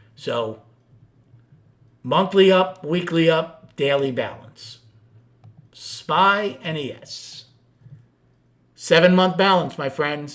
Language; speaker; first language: English; native; English